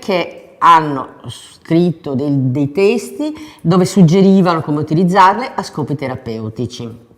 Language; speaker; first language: Italian; native; Italian